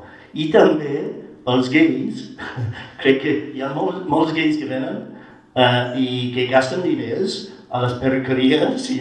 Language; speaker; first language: Catalan; non-native, fluent; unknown